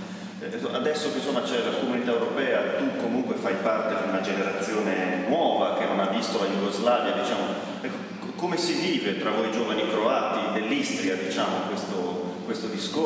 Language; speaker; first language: Italian; native; Italian